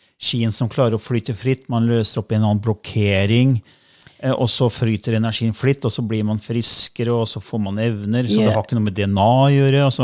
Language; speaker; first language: Norwegian; native; Norwegian